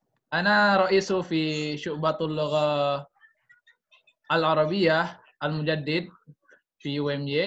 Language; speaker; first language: Arabic; non-native, learner; Indonesian